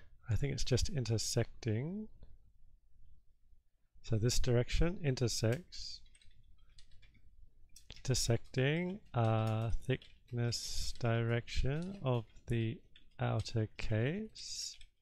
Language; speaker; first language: English; native; English